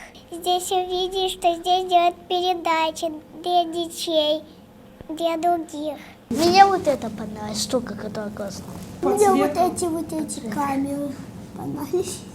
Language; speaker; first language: Russian; non-native, local second language; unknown